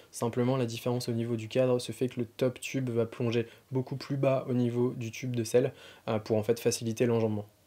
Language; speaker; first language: French; native; French